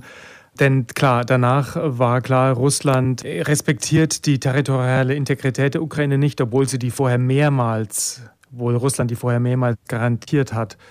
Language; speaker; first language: German; native; German